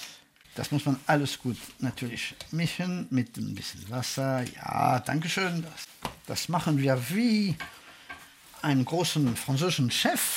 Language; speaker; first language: German; non-native, fluent; French